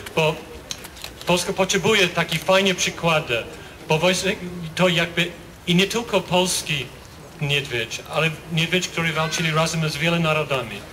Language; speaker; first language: Polish; non-native, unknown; English